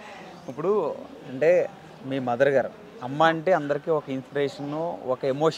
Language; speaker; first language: Telugu; native; Telugu